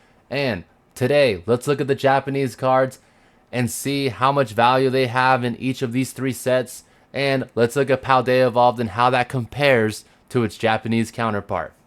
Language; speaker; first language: English; native; English